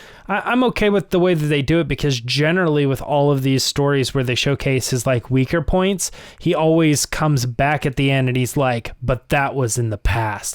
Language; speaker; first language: English; native; English